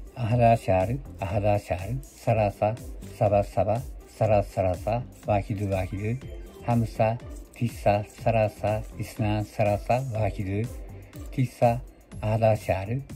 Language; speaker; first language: Arabic; non-native, learner; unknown